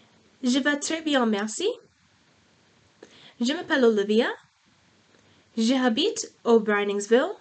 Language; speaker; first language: French; non-native, learner; English